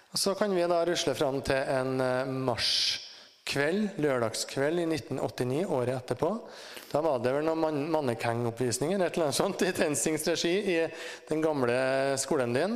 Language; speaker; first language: Norwegian; native; Norwegian